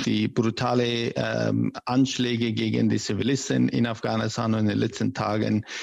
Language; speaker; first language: German; non-native, learner; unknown